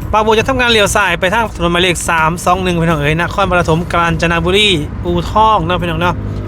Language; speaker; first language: Thai; non-native, fluent; Lao